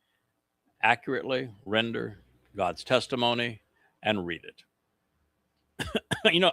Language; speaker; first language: English; native; English